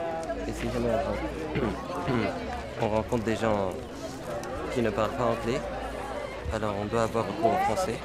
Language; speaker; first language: French; non-native, fluent; Arabic